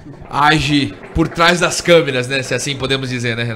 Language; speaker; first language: Portuguese; native; Portuguese